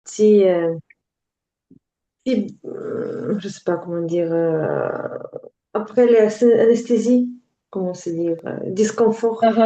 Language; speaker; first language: French; non-native, learner; Ukrainian